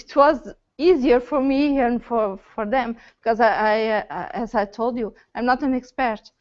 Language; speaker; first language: English; non-native, learner; Portuguese